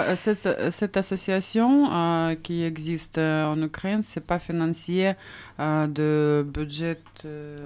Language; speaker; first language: French; non-native, learner; Russian